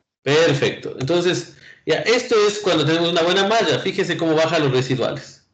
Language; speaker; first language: Spanish; native; Spanish